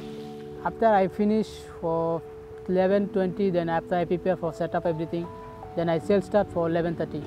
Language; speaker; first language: English; non-native, learner; Bangla